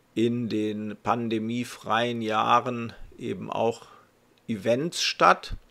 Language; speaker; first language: German; native; German